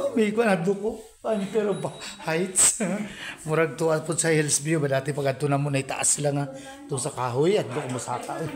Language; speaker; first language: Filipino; non-native, local second language; Hiligaynon